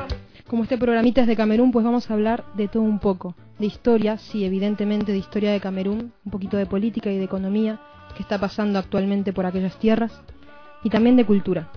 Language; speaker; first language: Spanish; native; Spanish